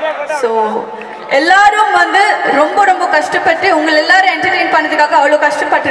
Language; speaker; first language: Tamil; non-native, fluent; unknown